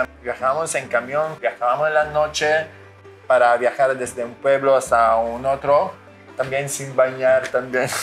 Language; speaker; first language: Spanish; non-native, fluent; Italian